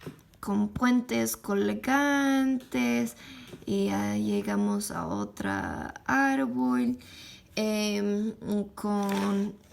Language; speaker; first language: Spanish; non-native, learner; English